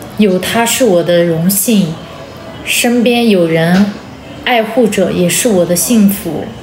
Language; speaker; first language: Chinese; non-native, local second language; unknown